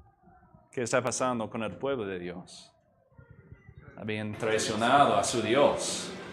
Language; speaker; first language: Spanish; non-native, fluent; English